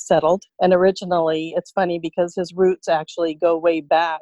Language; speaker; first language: English; native; English